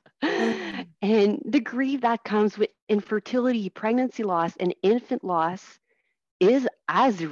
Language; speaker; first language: English; non-native, fluent; French